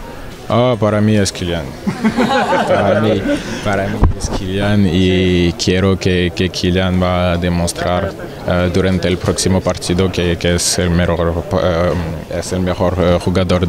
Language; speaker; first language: Spanish; non-native, fluent; French